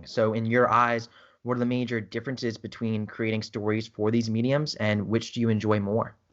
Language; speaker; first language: English; native; English